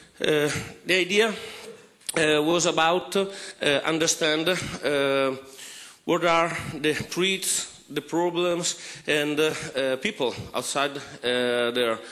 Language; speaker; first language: English; non-native, fluent; Italian